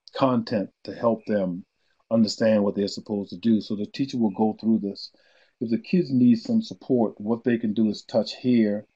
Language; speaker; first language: English; native; English